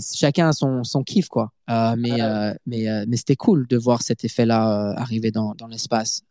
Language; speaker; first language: French; native; French